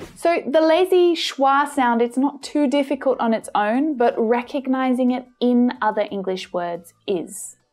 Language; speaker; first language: English; native; English